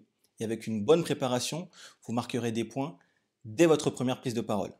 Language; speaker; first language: French; native; French